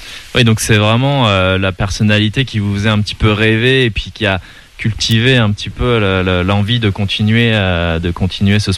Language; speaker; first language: French; native; French